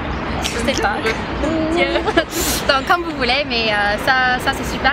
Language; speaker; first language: French; non-native, fluent; English